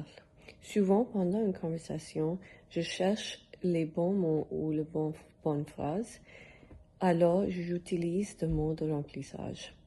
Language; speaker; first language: French; non-native, learner; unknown